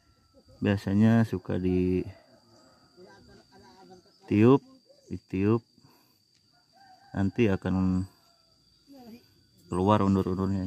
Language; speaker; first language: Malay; non-native, local second language; Sundanese